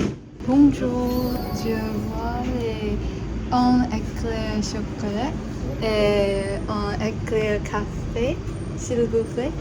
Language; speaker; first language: French; non-native, learner; Korean